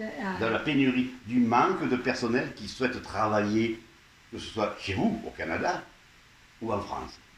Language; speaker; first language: French; native; French